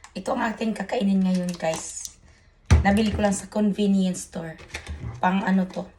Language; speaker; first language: Filipino; native; Filipino